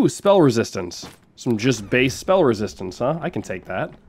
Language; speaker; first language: English; native; English